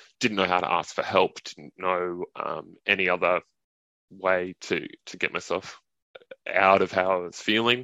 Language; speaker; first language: English; native; English